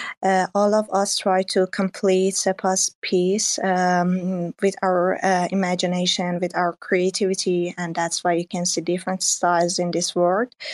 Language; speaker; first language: English; non-native, fluent; Persian